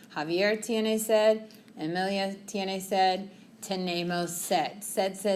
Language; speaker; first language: Spanish; non-native, fluent; English